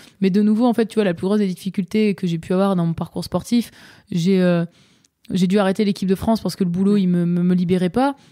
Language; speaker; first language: French; native; French